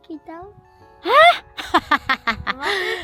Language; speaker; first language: English; non-native, learner; Dutch